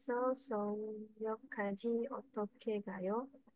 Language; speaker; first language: Korean; non-native, learner; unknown